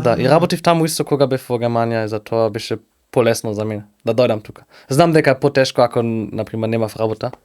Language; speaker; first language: Macedonian; non-native, learner; German